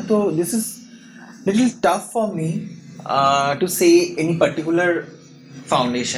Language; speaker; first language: English; non-native, local second language; Bangla